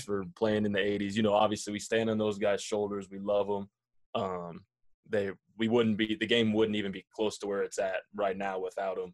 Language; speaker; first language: English; native; English